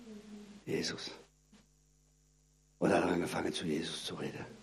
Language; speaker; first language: German; non-native, fluent; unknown